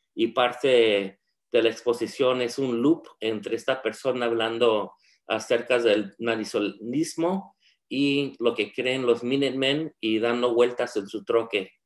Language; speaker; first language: Spanish; early bilingual, heritage; Spanish